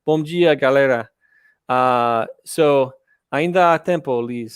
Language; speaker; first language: Portuguese; non-native, learner; English